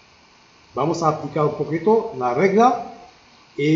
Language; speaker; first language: Spanish; non-native, learner; Arabic